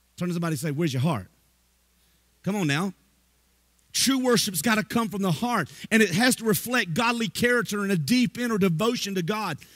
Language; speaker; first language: English; native; English